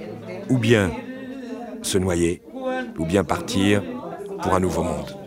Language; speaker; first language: French; native; French